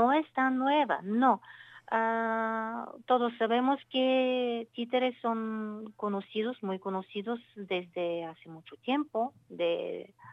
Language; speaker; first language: Spanish; non-native, learner; Bulgarian